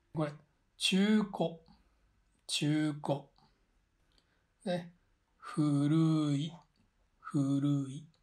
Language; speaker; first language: Japanese; native; Japanese